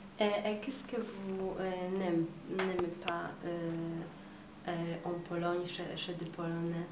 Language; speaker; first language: French; non-native, learner; Polish